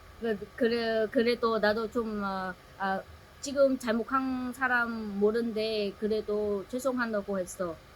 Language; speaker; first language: Korean; non-native, learner; Vietnamese